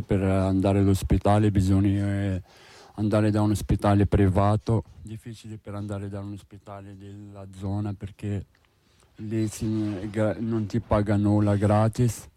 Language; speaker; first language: Italian; non-native, learner; Arabic